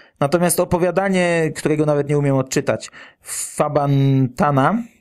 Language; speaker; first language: Polish; native; Polish